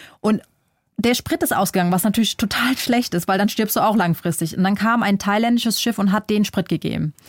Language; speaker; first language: German; early bilingual, other home language; Vietnamese